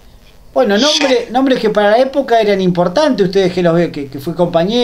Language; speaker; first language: Spanish; native; Spanish